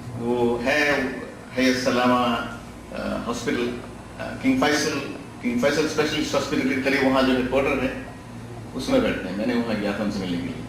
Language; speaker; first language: Urdu; non-native, fluent; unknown